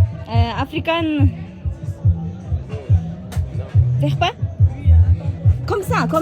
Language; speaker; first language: French; non-native, learner; Kazakh